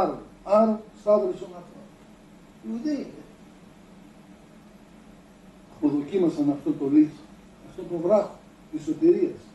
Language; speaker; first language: Greek; native; Greek